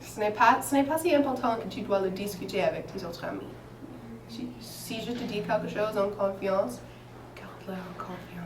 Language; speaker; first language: French; non-native, fluent; English